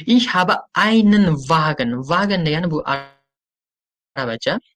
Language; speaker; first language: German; non-native, fluent; Uzbek